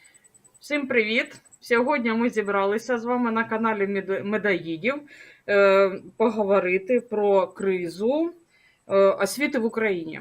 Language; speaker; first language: Ukrainian; native; Ukrainian